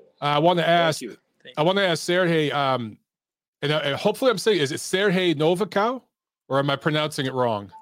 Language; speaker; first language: English; native; English